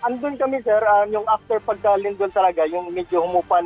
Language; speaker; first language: Filipino; non-native, local second language; Cebuano